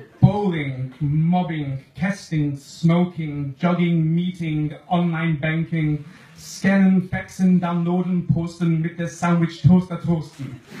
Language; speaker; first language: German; non-native, fluent; English